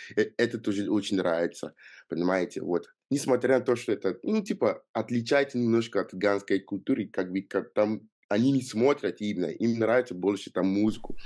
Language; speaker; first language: Russian; non-native, fluent; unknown